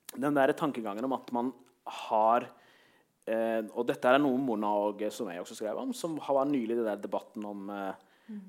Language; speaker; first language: Norwegian; early bilingual, other home language; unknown